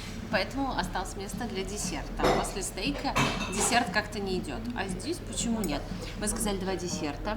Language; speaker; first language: Russian; native; Russian